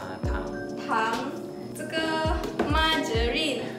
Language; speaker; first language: Chinese; non-native, local second language; Malay